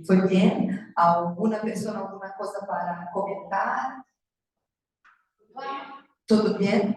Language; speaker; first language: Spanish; non-native, learner; Portuguese